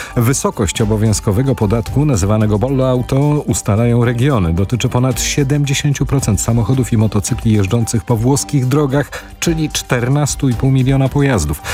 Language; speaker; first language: Polish; native; Polish